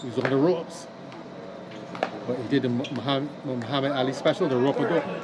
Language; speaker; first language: English; native; English